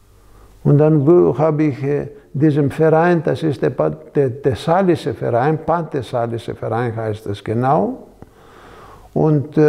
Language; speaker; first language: German; non-native, fluent; Greek